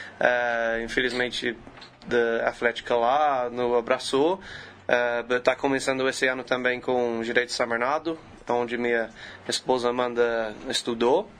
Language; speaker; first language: Portuguese; non-native, learner; English